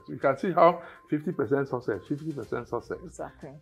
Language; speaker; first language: English; non-native, local second language; Igbo